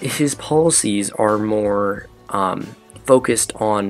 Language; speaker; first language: English; native; English